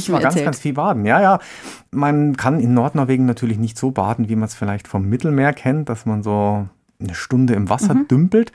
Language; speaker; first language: German; native; German